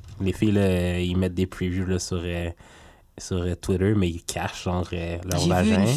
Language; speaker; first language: French; native; French